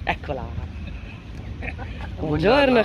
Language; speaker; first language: Italian; native; Italian